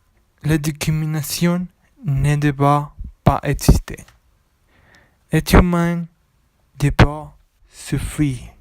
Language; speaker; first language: French; non-native, learner; Spanish